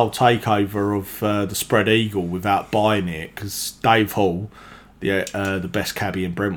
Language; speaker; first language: English; native; English